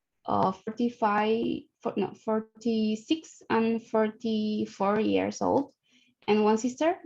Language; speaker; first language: English; non-native, learner; Spanish